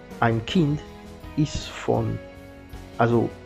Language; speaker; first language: German; non-native, learner; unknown